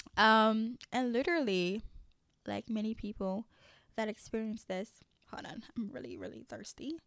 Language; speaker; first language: English; early bilingual, other home language; Haitian Creole